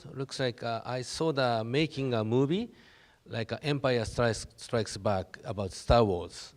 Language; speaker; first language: English; non-native, learner; Japanese